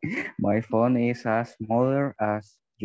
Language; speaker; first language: English; non-native, learner; Spanish